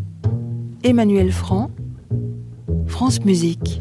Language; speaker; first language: French; native; French